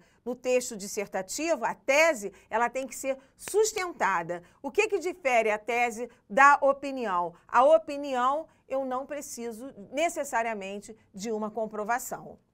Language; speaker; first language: Portuguese; native; Portuguese